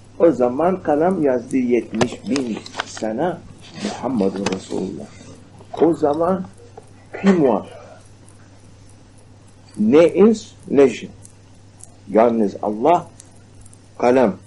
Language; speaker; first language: Turkish; non-native, learner; Arabic